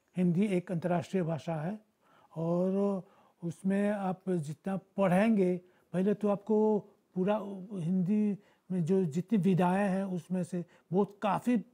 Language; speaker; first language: Hindi; early bilingual, heritage; Bhojpuri